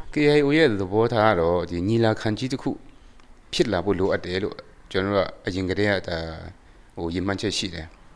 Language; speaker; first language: Burmese; non-native, local second language; Kachin